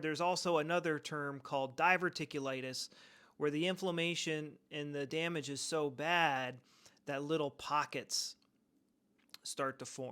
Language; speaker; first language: English; native; English